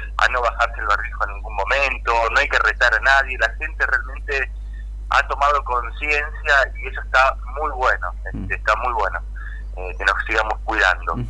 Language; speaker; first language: Spanish; native; Spanish